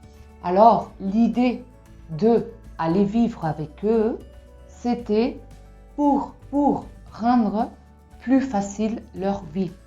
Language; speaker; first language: French; non-native, fluent; Spanish